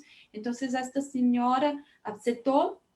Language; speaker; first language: Spanish; non-native, fluent; Portuguese